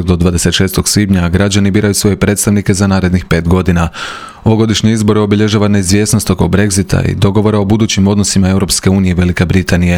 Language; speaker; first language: Croatian; native; Croatian